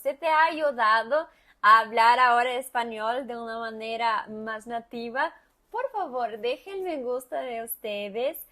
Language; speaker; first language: Spanish; non-native, fluent; Portuguese